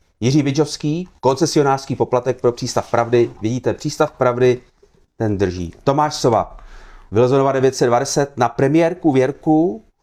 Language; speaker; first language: Czech; native; Czech